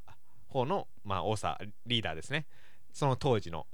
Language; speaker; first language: Japanese; native; Japanese